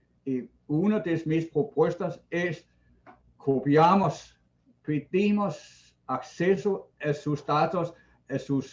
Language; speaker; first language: Spanish; non-native, fluent; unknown